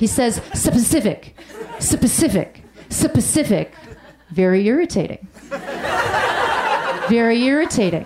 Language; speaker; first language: English; native; English